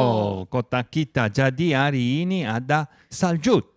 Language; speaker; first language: Indonesian; non-native, learner; Italian